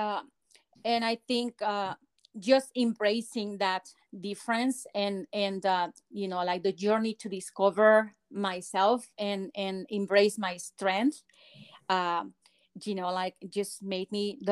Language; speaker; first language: English; non-native, fluent; Spanish